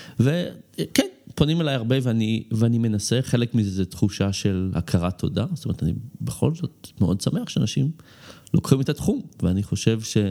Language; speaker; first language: Hebrew; native; Hebrew